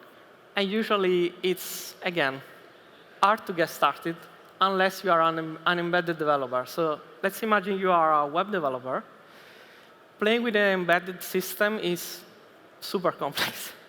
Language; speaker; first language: English; non-native, fluent; Italian